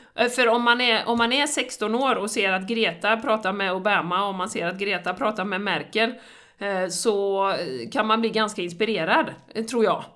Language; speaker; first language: Swedish; native; Swedish